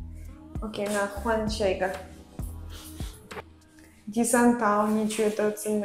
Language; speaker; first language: Chinese; non-native, fluent; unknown